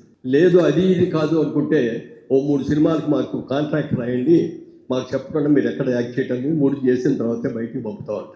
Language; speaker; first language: Telugu; native; Telugu